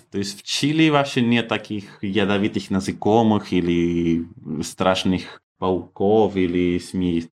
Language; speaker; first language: Russian; non-native, fluent; Spanish